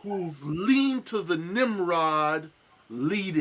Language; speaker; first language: English; native; English